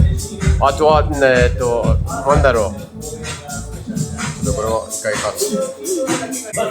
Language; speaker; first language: Japanese; non-native, learner; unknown